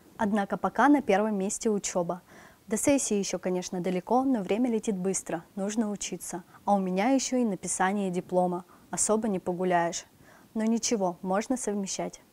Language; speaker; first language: Russian; native; Russian